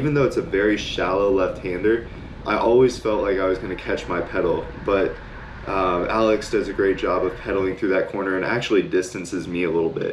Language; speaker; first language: English; native; English